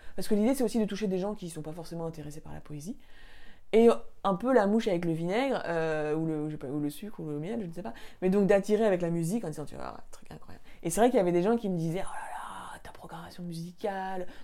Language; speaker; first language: French; native; French